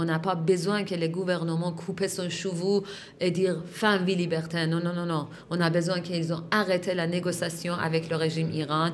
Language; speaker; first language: French; non-native, fluent; Persian